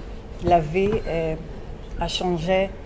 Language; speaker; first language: French; non-native, fluent; Hebrew